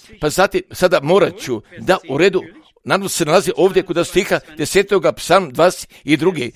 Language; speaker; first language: Croatian; non-native, fluent; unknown